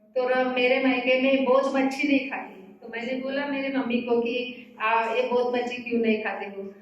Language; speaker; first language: Hindi; non-native, local second language; Gondi